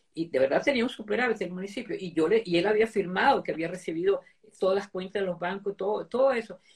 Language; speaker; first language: Spanish; early bilingual, other home language; Italian